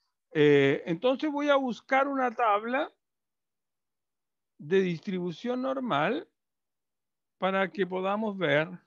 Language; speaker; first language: Spanish; native; Spanish